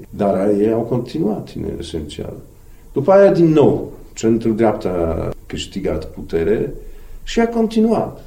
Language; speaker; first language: Romanian; non-native, fluent; Polish